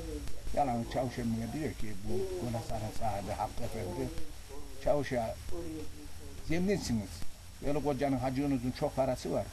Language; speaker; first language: Turkish; native; Turkish